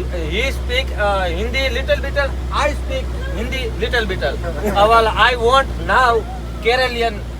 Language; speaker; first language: English; non-native, learner; Gujarati